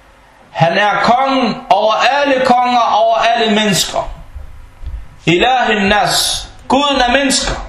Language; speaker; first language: Danish; early bilingual, other home language; Arabic